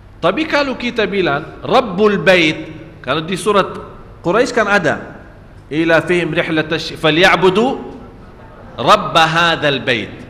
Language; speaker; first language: Malay; non-native, fluent; Arabic